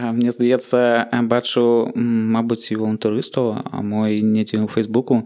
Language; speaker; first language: Belarusian; non-native, local second language; Russian